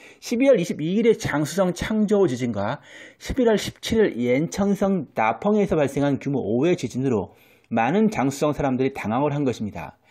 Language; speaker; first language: Korean; native; Korean